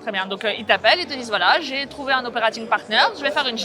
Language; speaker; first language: French; native; French